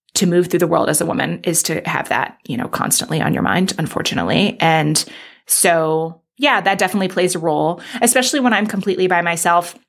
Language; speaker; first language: English; native; English